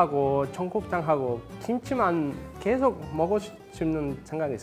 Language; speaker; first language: Korean; non-native, fluent; Spanish